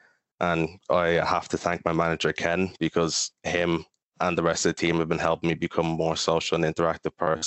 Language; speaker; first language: English; native; English